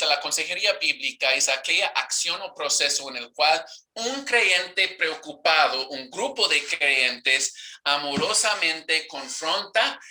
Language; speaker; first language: Spanish; non-native, fluent; English